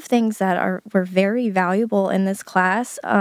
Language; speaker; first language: English; native; English